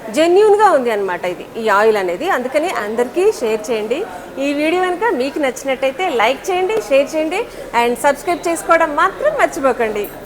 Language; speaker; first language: Telugu; native; Telugu